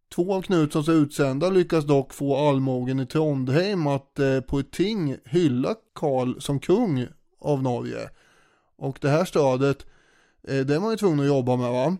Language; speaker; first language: Swedish; native; Swedish